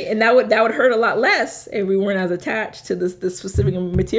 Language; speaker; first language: English; native; English